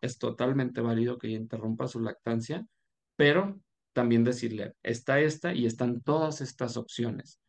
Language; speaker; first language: Spanish; native; Spanish